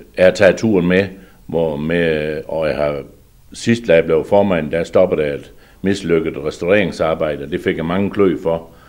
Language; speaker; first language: Danish; native; Danish